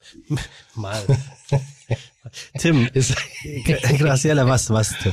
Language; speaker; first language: German; native; German